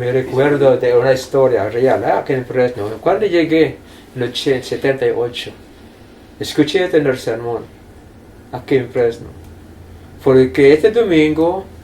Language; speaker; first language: Spanish; non-native, fluent; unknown